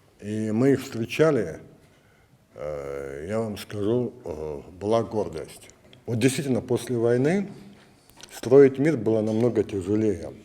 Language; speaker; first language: Russian; native; Russian